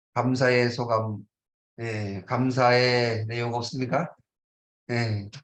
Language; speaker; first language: Korean; native; Korean